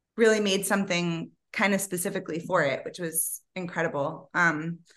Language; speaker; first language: English; native; English